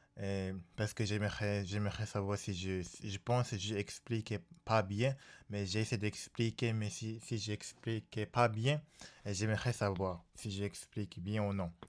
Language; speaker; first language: French; non-native, learner; Japanese